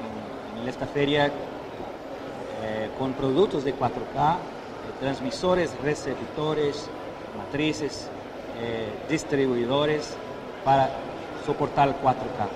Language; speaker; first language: Spanish; non-native, fluent; Portuguese